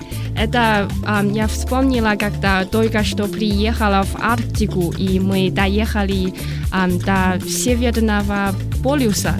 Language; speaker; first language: Russian; non-native, learner; Chinese